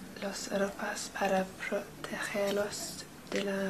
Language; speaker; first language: Spanish; non-native, learner; English